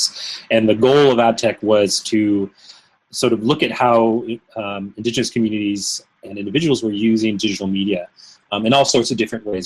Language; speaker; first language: English; native; English